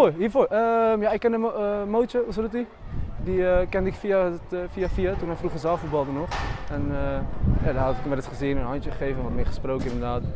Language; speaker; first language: Dutch; early bilingual, other home language; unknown